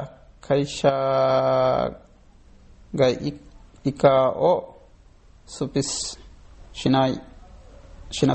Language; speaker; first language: Japanese; non-native, learner; Bangla